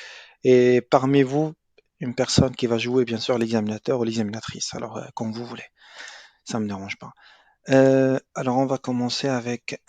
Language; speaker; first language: French; non-native, local second language; Arabic